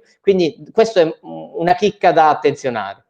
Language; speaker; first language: Italian; native; Italian